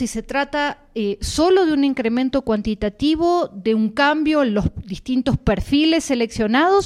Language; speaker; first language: Spanish; native; Spanish